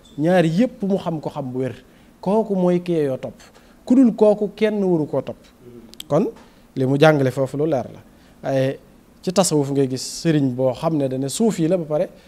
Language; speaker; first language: Wolof; native; Wolof